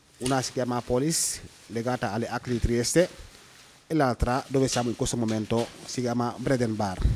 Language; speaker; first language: Italian; non-native, fluent; Wolof